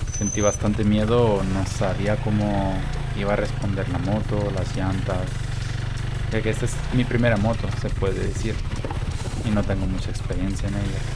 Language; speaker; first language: Spanish; non-native, fluent; Italian